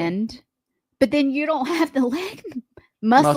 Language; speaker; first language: English; native; English